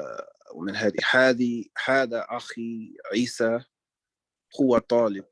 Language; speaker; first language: Arabic; non-native, learner; English